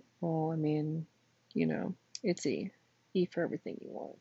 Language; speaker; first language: English; native; English